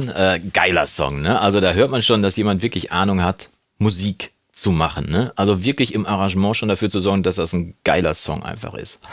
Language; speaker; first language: German; native; German